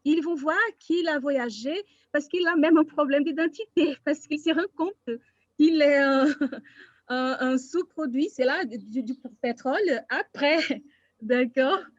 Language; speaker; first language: French; non-native, fluent; Portuguese